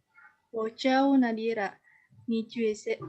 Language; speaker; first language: Chinese; non-native, learner; Indonesian